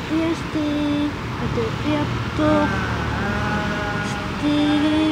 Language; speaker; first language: French; non-native, learner; Japanese